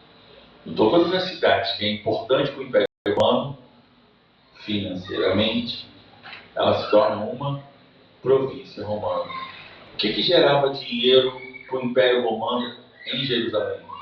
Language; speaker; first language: Portuguese; native; Portuguese